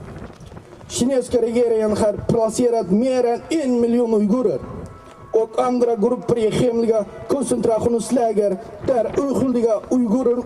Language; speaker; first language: Swedish; non-native, learner; Uyghur